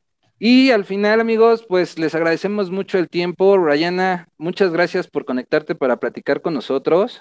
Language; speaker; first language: Spanish; native; Spanish